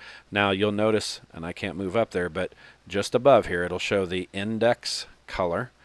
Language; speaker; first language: English; native; English